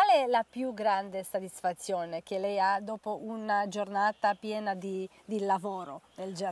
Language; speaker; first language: Italian; non-native, learner; Romanian